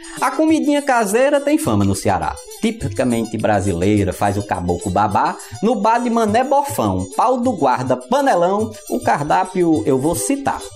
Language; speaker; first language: Portuguese; native; Portuguese